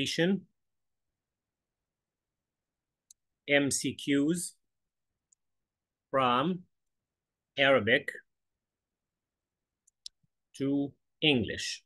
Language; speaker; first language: English; non-native, fluent; Arabic